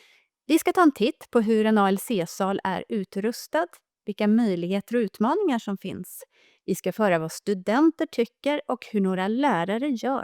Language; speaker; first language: Swedish; native; Swedish